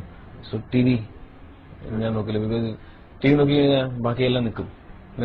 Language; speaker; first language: Malayalam; early bilingual, heritage; Malayalam